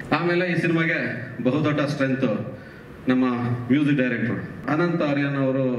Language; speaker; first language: Kannada; native; Kannada